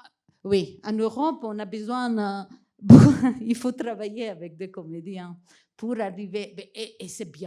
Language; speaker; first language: French; non-native, fluent; Macedonian